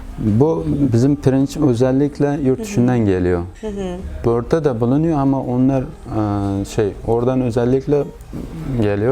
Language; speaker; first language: Turkish; non-native, learner; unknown